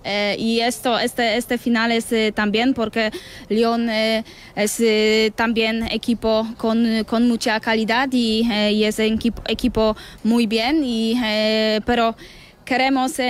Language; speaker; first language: Spanish; non-native, learner; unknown